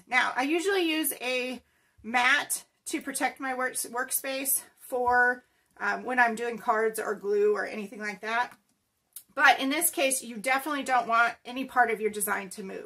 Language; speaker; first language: English; native; English